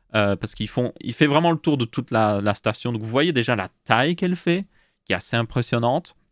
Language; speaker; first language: French; native; French